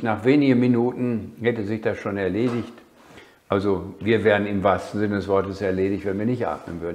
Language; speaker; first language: German; native; German